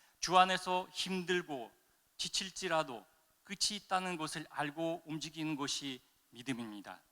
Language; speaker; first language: Korean; non-native, fluent; Russian